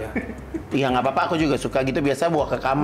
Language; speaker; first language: Indonesian; native; Indonesian